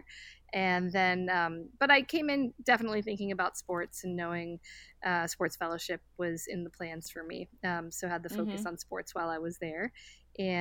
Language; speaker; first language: English; native; English